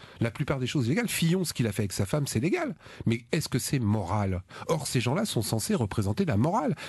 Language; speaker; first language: French; native; French